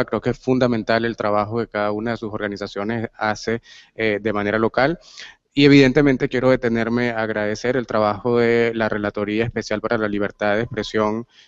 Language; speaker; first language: Spanish; native; Spanish